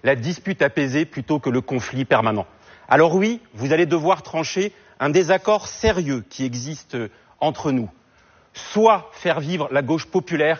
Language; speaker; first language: French; native; French